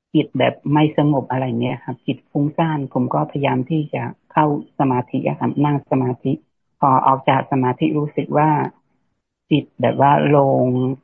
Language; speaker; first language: Thai; non-native, fluent; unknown